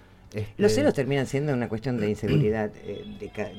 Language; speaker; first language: Spanish; native; Spanish